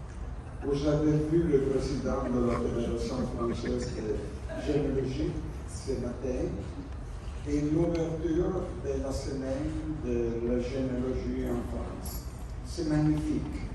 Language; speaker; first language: French; non-native, learner; Italian